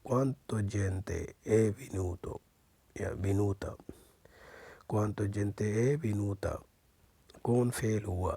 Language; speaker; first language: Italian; non-native, learner; Urdu